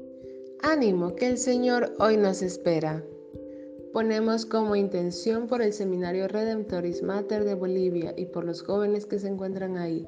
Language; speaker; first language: Spanish; native; Spanish